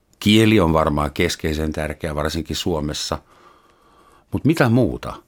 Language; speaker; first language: Finnish; non-native, fluent; German